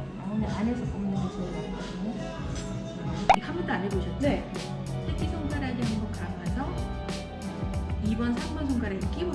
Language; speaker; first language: Korean; native; Korean